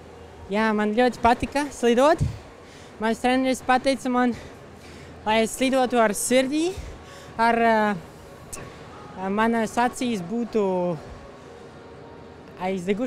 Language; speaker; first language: Latvian; non-native, local second language; Russian